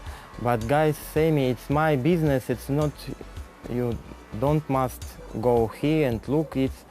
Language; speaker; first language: English; non-native, learner; Russian